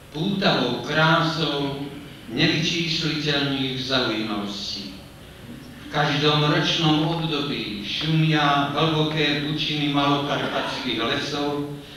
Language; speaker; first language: Slovak; native; Slovak